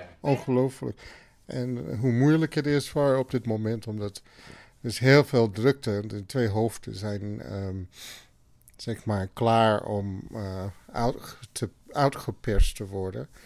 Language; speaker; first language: Dutch; non-native, fluent; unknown